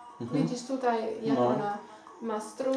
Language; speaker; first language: Polish; non-native, learner; Xhosa